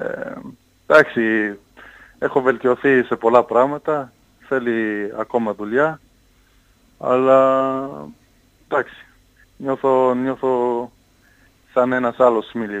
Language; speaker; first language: Greek; non-native, fluent; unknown